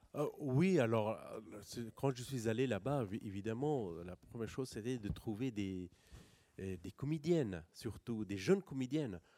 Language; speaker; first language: French; non-native, fluent; Persian